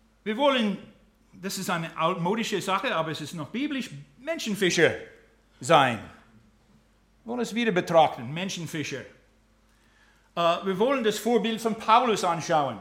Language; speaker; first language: German; non-native, fluent; English